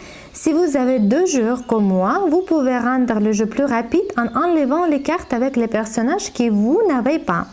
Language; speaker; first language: French; non-native, learner; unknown